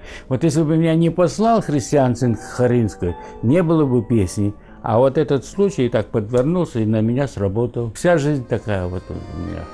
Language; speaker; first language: Russian; native; Russian